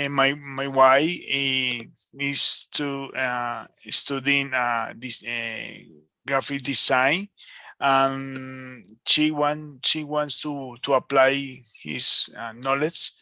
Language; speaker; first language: English; non-native, learner; Spanish